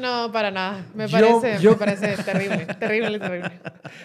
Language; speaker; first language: Spanish; native; Spanish